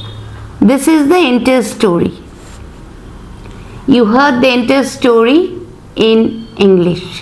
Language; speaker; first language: English; non-native, local second language; Bangla